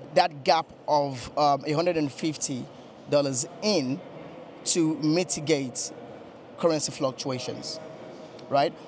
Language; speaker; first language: English; non-native, local second language; Yoruba